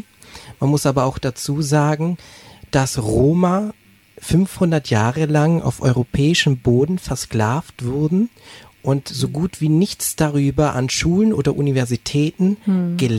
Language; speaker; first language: German; native; German